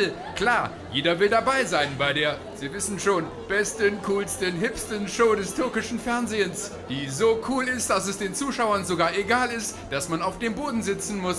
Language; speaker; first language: German; native; German